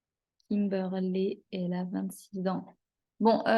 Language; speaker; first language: French; native; French